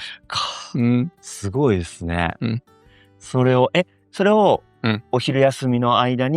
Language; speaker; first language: Japanese; native; Japanese